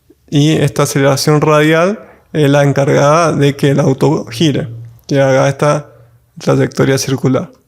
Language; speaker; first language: Spanish; native; Spanish